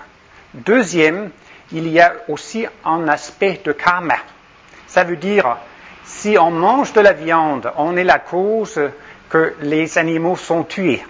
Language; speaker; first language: French; non-native, fluent; Danish